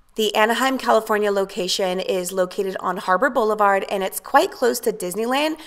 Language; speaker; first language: English; native; English